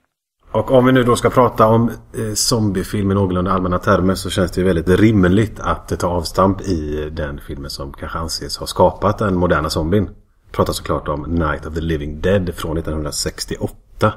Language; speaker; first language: Swedish; native; Swedish